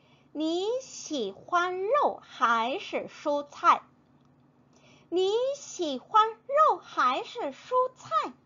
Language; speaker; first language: Chinese; non-native, fluent; Korean